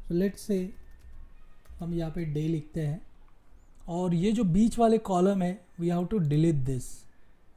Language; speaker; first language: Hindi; native; Hindi